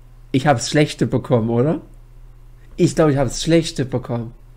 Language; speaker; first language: German; native; German